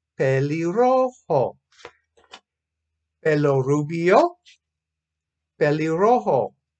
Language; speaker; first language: Spanish; non-native, fluent; English